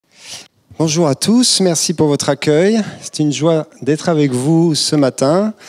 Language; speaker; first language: French; native; French